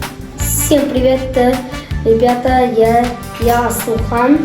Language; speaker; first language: Russian; non-native, local second language; Kazakh